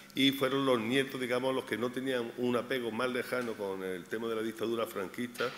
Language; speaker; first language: Spanish; native; Spanish